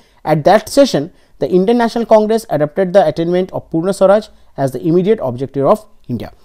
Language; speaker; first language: English; non-native, local second language; Bangla